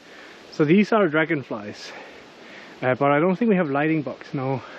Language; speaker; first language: English; non-native, fluent; Danish